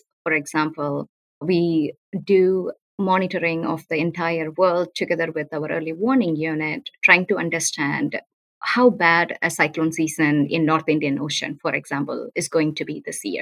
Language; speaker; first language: English; non-native, local second language; Tamil